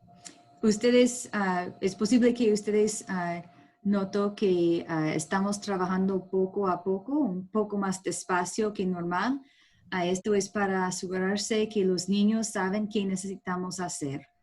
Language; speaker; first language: Spanish; non-native, learner; English